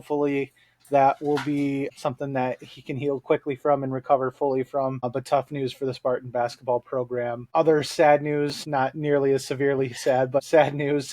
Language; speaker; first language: English; native; English